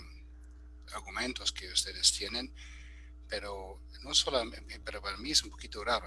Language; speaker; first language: Spanish; non-native, fluent; German